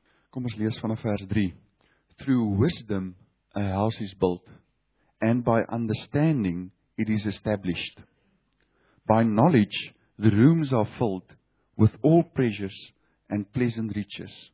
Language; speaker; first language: English; non-native, local second language; Afrikaans